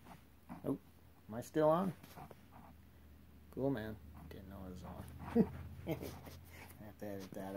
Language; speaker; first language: English; native; English